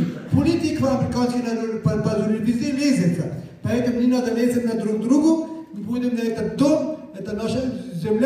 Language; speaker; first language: Russian; non-native, learner; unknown